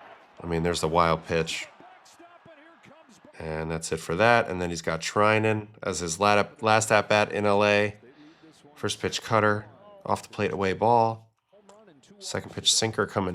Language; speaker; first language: English; native; English